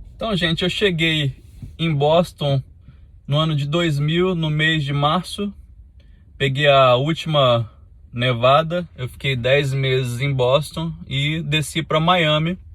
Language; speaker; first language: Portuguese; native; Portuguese